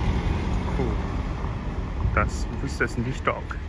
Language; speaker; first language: German; non-native, learner; Korean